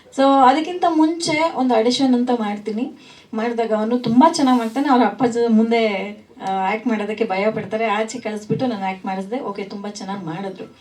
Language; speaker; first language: Kannada; native; Kannada